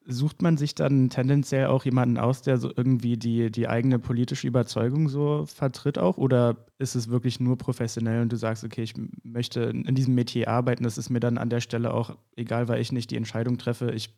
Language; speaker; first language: German; native; German